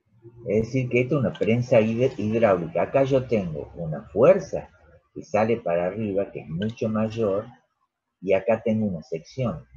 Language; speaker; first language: Spanish; native; Spanish